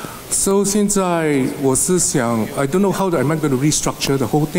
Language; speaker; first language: English; non-native, local second language; Min Nan Chinese